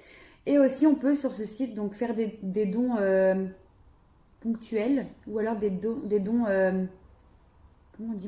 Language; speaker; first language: French; native; French